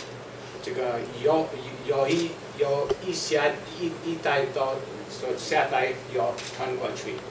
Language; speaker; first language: Chinese; non-native, learner; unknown